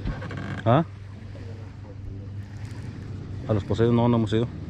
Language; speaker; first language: Spanish; native; Spanish